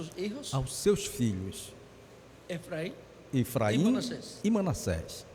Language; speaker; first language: Portuguese; native; Portuguese